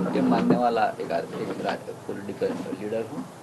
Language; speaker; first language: Hindi; non-native, local second language; Marathi